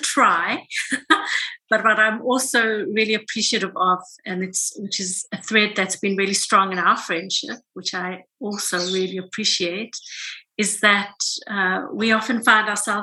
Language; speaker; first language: English; native; English